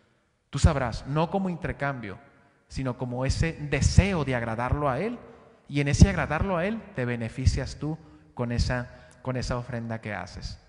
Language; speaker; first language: Spanish; native; Spanish